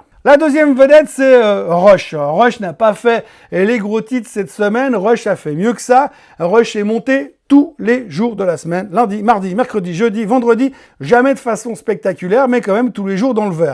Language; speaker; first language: French; native; French